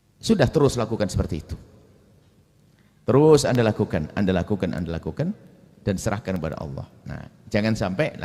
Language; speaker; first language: Indonesian; native; Indonesian